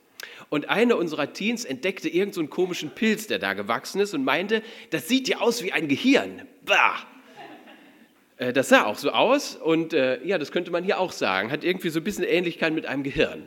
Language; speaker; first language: German; native; German